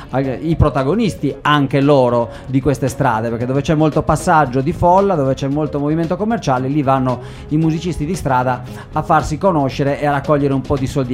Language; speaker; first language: Italian; native; Italian